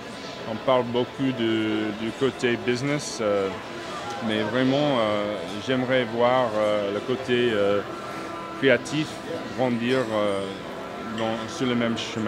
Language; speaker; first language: French; non-native, fluent; English